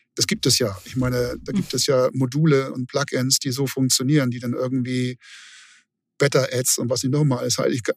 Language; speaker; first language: German; native; German